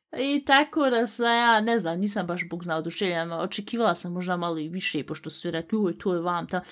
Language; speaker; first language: Bosnian; native; Bosnian